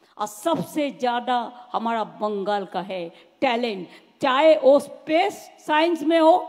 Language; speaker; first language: Hindi; non-native, local second language; Bangla